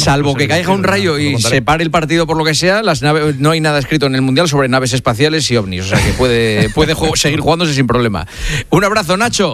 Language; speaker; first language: Spanish; native; Spanish